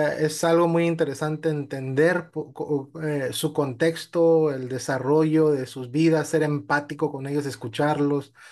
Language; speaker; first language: Spanish; early bilingual, heritage; Spanish